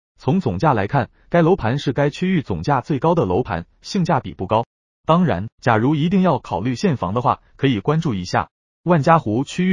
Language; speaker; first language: Chinese; native; Chinese